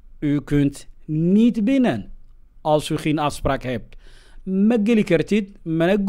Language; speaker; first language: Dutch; non-native, fluent; Somali